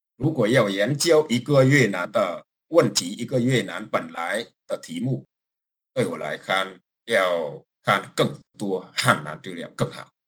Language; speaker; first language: Chinese; non-native, fluent; Vietnamese